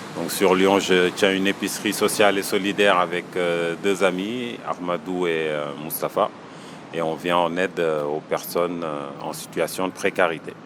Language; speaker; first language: French; non-native, local second language; Wolof